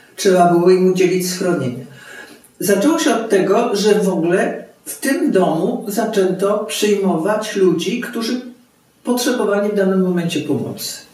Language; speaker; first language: Polish; native; Polish